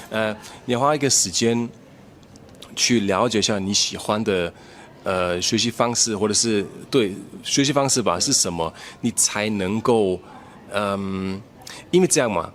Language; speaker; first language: Chinese; non-native, fluent; German